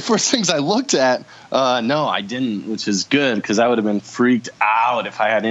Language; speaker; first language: English; native; English